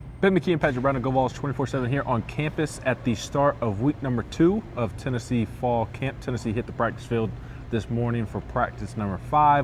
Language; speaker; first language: English; native; English